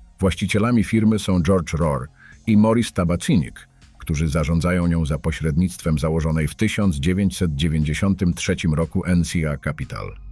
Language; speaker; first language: Polish; native; Polish